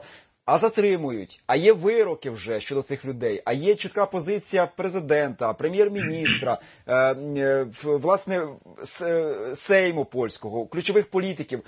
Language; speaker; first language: Ukrainian; native; Ukrainian